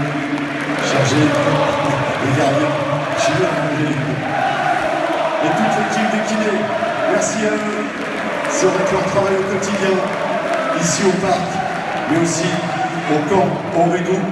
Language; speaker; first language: French; native; French